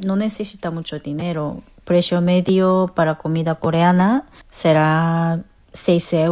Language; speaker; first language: Spanish; non-native, fluent; Korean